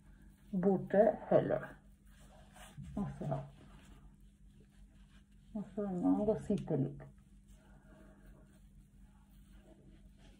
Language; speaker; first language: Swedish; non-native, learner; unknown